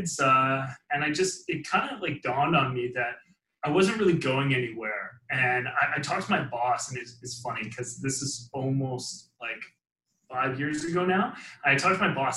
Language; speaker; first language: English; native; English